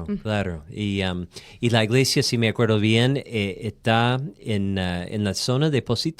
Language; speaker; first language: Spanish; non-native, fluent; English